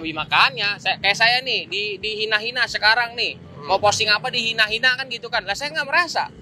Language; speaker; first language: Indonesian; native; Indonesian